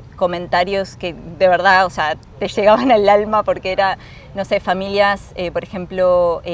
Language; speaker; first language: Spanish; native; Spanish